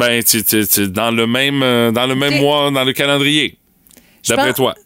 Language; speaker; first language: French; native; French